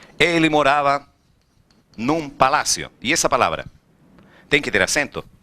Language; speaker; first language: Portuguese; non-native, fluent; Spanish